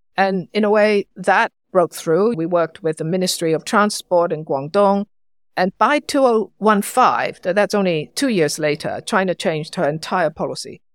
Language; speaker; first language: English; non-native, local second language; Cantonese